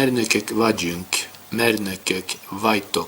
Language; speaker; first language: Hungarian; non-native, learner; Swedish